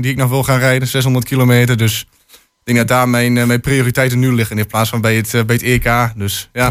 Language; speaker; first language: Dutch; native; Dutch